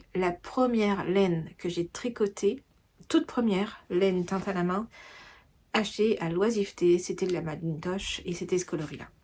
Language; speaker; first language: French; native; French